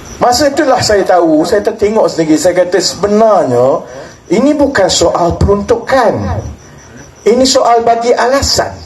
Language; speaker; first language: Malay; native; Malay